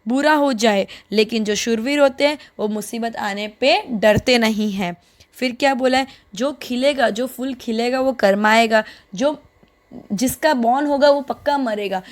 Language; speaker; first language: Hindi; non-native, local second language; Gujarati